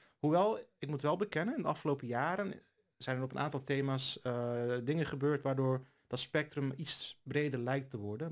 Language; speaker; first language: Dutch; early bilingual, other home language; Turkish